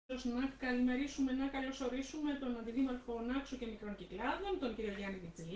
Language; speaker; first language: Greek; native; Greek